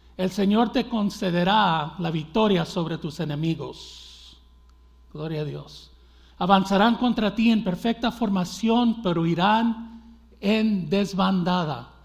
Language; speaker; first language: Spanish; early bilingual, heritage; Spanish